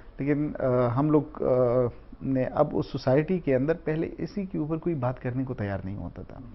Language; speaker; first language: Urdu; non-native, local second language; Pashto